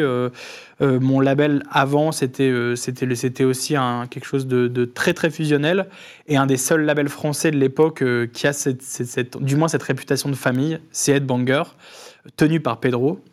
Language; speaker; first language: French; native; French